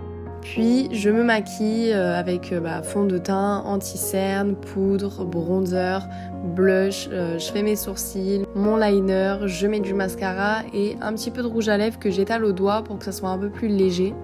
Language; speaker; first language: French; native; French